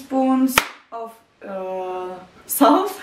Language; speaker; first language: English; non-native, learner; Czech